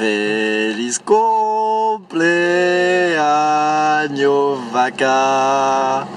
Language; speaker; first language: Spanish; non-native, learner; French